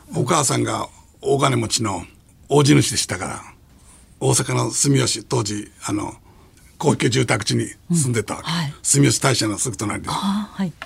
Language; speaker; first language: Japanese; native; Japanese